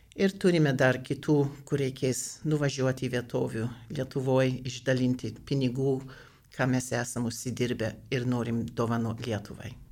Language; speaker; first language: Lithuanian; early bilingual, heritage; Lithuanian